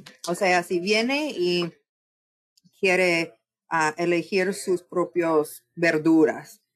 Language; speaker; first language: Spanish; non-native, fluent; English